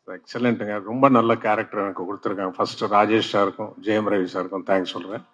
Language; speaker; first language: Tamil; non-native, local second language; Telugu